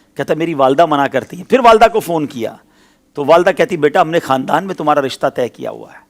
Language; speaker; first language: Urdu; native; Urdu